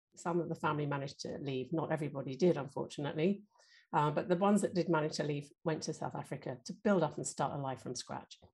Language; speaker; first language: English; native; English